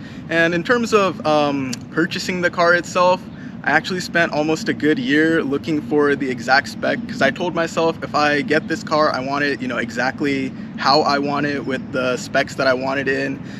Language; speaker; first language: English; native; English